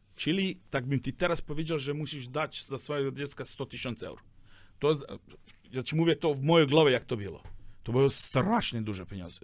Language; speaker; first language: Polish; non-native, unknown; Serbian